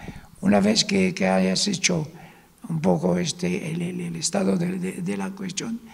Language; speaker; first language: Spanish; non-native, fluent; Arabic